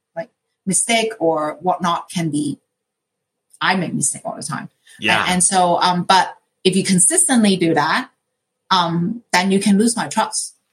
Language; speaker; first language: English; non-native, local second language; Cantonese